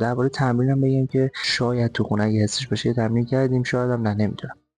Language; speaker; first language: Persian; native; Persian